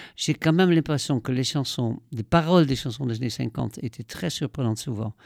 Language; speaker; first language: French; non-native, fluent; Dutch